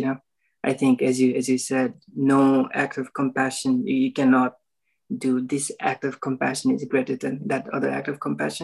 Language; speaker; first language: English; non-native, local second language; Nepali